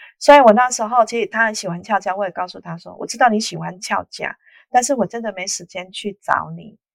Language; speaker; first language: Chinese; native; Chinese